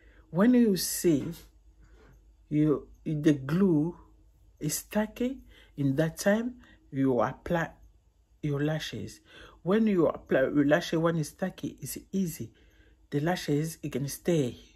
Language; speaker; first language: English; non-native, learner; Lingala